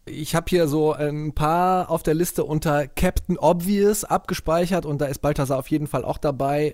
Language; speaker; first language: German; native; German